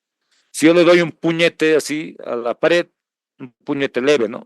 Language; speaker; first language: Spanish; native; Spanish